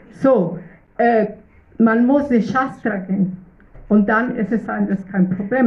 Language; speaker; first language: German; non-native, fluent; Russian